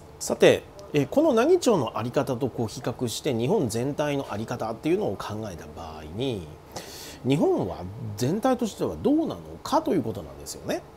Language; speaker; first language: Japanese; native; Japanese